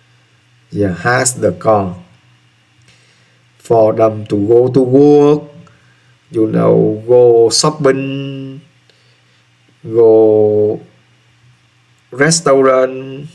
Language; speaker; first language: English; non-native, learner; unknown